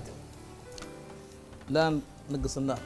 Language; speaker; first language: Arabic; native; Arabic